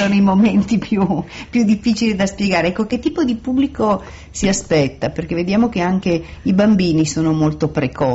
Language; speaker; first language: Italian; native; Italian